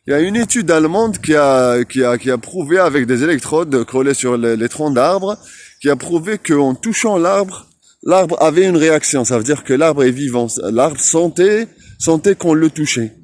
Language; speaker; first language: French; non-native, local second language; Arabic